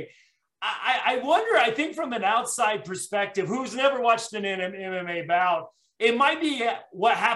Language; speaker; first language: English; native; English